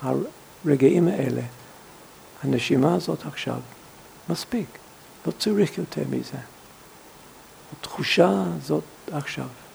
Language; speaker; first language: Hebrew; non-native, fluent; English